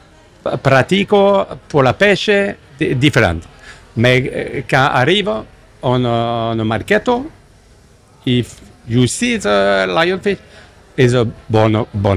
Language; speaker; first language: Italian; non-native, learner; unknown